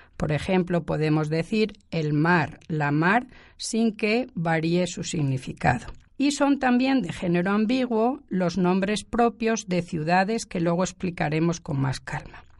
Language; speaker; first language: Spanish; native; Spanish